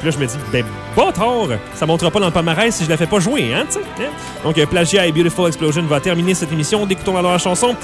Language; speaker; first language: French; native; French